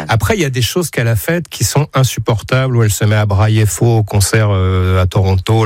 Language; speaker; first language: French; native; French